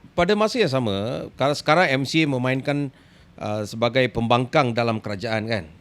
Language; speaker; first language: Malay; non-native, local second language; Tamil